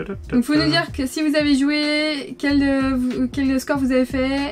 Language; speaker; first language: French; native; French